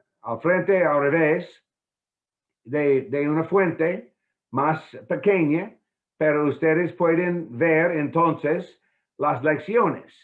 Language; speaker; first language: Spanish; non-native, fluent; English